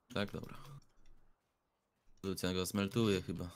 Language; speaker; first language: Polish; native; Polish